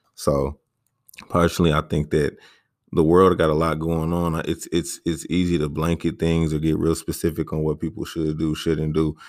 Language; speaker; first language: English; native; English